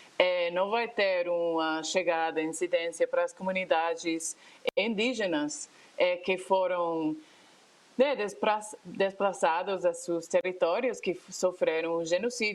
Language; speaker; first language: Portuguese; non-native, fluent; English